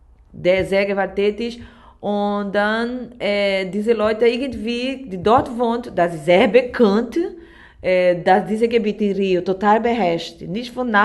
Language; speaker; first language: German; non-native, learner; Portuguese